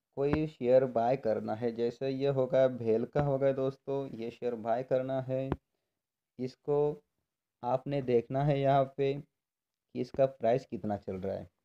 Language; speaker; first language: Hindi; non-native, local second language; Marathi